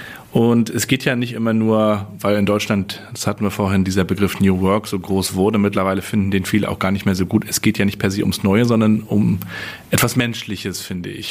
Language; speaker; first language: German; native; German